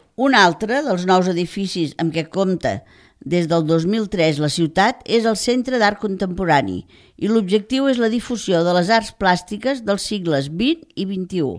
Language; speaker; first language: Catalan; native; Catalan